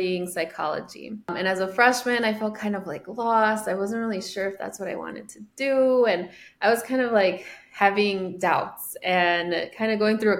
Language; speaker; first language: English; early bilingual, other home language; Spanish